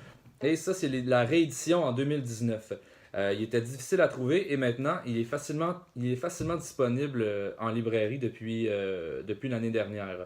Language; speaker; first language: French; native; French